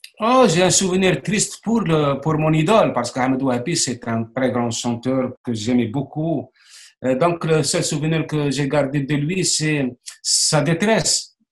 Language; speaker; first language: French; non-native, local second language; Arabic